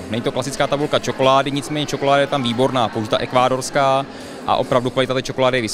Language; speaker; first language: Czech; native; Czech